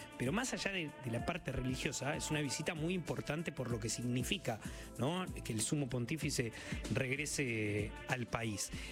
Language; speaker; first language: Spanish; native; Spanish